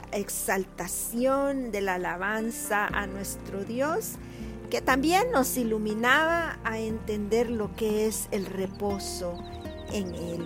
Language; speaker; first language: Spanish; native; Spanish